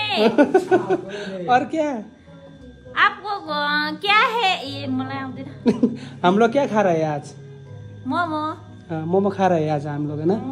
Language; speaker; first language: Hindi; non-native, learner; Nepali